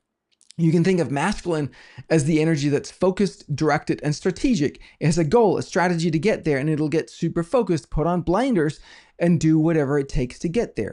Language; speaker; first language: English; non-native, fluent; Danish